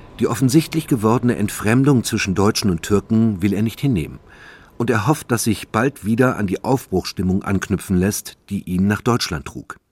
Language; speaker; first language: German; native; German